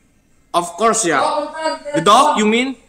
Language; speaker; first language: English; non-native, learner; Indonesian